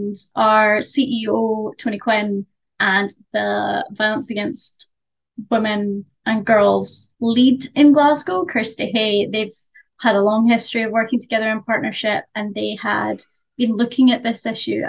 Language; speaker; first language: English; native; English